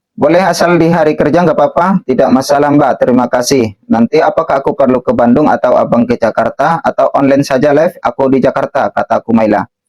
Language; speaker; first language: Indonesian; native; Indonesian